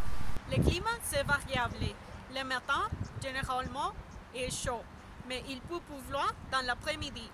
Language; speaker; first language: French; non-native, learner; Spanish